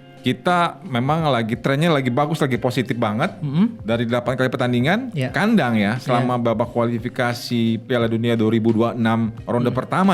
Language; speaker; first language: Indonesian; native; Indonesian